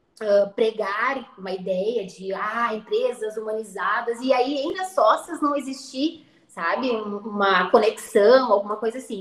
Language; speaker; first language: Portuguese; native; Portuguese